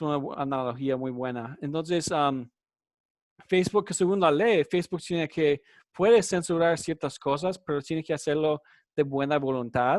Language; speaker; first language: Spanish; non-native, fluent; English